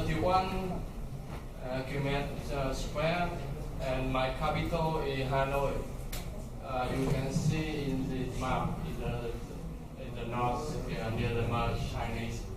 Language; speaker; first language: English; non-native, learner; Vietnamese